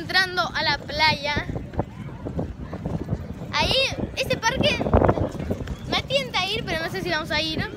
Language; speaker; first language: Spanish; native; Spanish